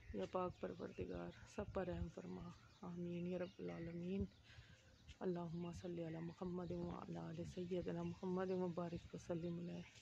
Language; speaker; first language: Urdu; native; Urdu